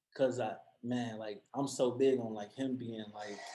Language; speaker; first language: English; native; English